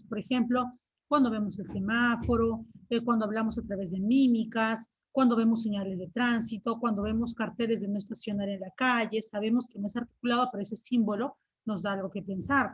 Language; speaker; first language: Spanish; native; Spanish